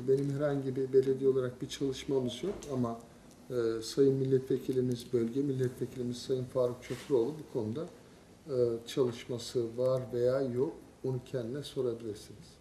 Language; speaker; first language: Turkish; native; Turkish